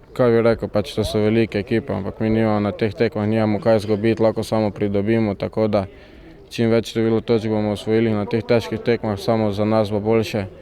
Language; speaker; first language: Slovenian; native; Slovenian